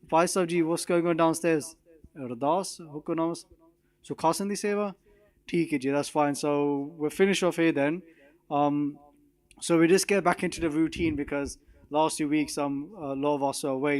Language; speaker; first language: English; non-native, local second language; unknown